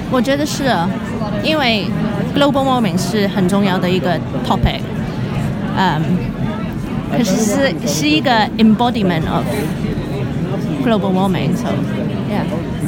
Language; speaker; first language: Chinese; non-native, local second language; Cantonese